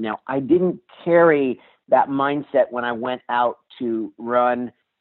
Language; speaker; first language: English; native; English